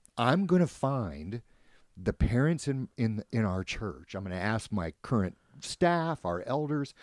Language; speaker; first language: English; native; English